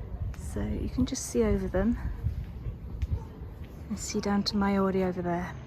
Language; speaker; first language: English; native; English